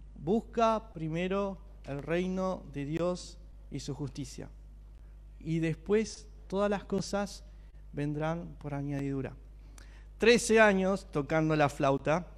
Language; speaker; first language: Spanish; native; Spanish